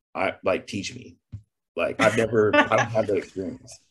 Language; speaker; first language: English; native; English